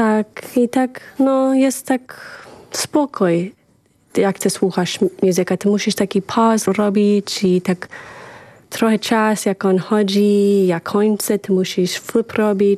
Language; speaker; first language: Polish; early bilingual, heritage; English